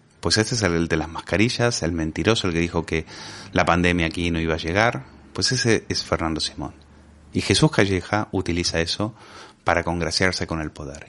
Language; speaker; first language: Spanish; native; Spanish